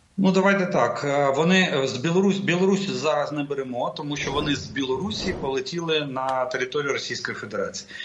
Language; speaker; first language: Ukrainian; non-native, local second language; Russian